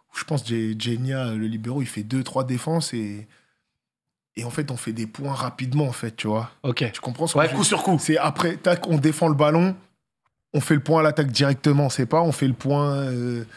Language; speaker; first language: French; native; French